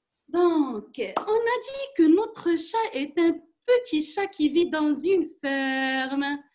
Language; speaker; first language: French; non-native, local second language; Arabic